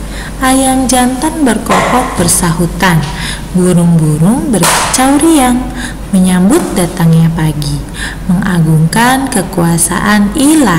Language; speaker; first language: Indonesian; native; Indonesian